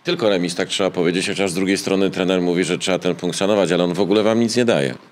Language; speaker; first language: Polish; native; Polish